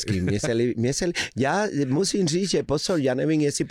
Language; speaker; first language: Czech; non-native, fluent; Spanish